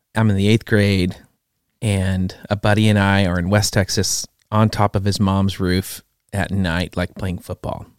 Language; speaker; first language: English; native; English